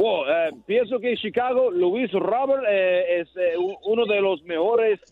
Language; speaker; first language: Spanish; non-native, learner; English